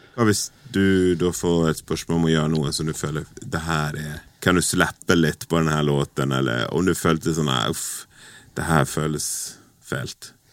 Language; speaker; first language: Norwegian; native; Norwegian